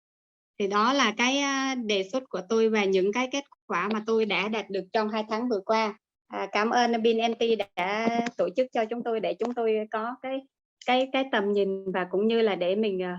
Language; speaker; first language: Vietnamese; native; Vietnamese